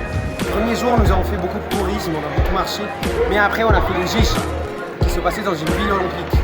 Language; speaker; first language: French; non-native, fluent; Spanish